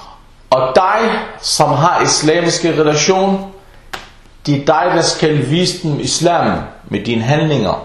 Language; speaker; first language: Danish; early bilingual, other home language; Arabic